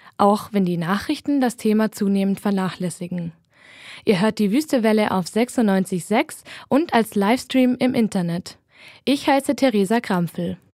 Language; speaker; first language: German; native; German